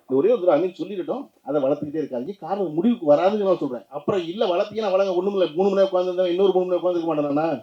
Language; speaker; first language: Tamil; native; Tamil